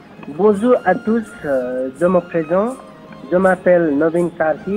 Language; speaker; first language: French; non-native, learner; Nepali